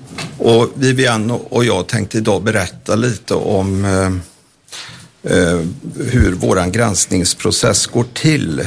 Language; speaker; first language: Swedish; native; Swedish